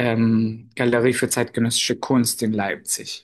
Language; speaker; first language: German; non-native, fluent; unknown